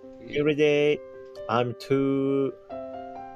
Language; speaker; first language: English; non-native, learner; Japanese